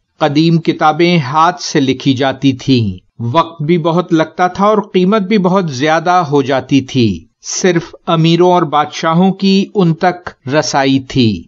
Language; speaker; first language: Urdu; native; Urdu